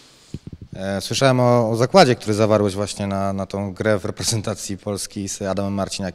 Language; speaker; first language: Polish; native; Polish